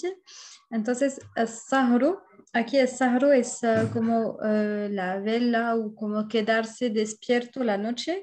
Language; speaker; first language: Spanish; non-native, fluent; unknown